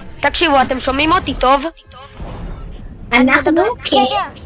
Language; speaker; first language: Hebrew; native; Hebrew